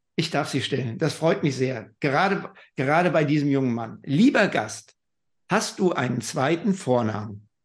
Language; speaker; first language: German; native; German